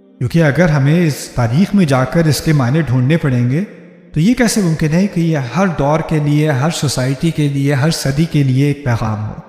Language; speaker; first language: Urdu; early bilingual, heritage; Urdu